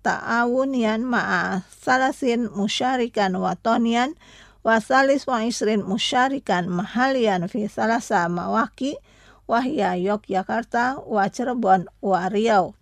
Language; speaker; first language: Arabic; non-native, fluent; Indonesian